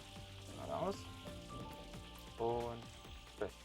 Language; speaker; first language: German; native; German